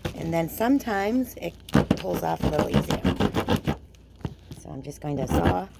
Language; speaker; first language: English; native; English